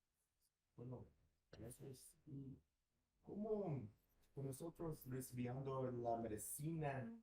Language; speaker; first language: Spanish; non-native, learner; English